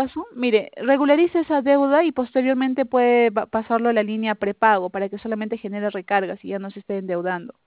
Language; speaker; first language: Spanish; native; Spanish